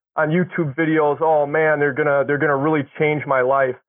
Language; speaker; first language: English; native; English